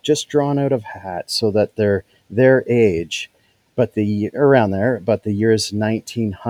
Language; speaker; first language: English; native; English